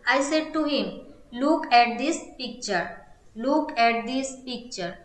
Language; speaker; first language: English; non-native, local second language; Bangla